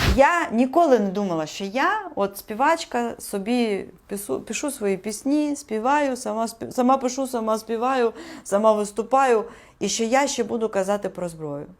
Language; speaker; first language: Ukrainian; non-native, local second language; Crimean Tatar